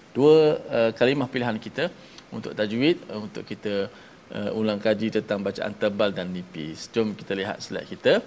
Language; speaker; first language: Malay; native; Malay